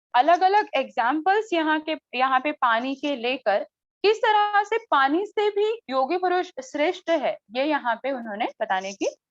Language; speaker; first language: Hindi; non-native, local second language; Marathi